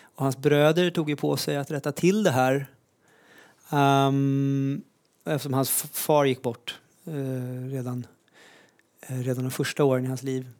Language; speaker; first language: Swedish; native; Swedish